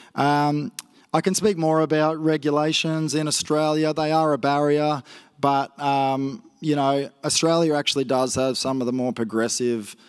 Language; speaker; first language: English; native; English